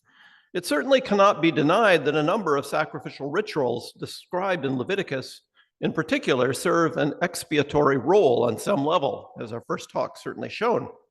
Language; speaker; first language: English; native; English